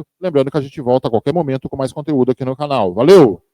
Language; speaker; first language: Portuguese; native; Portuguese